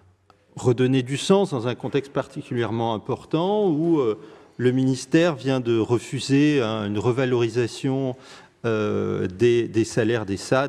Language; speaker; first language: French; native; French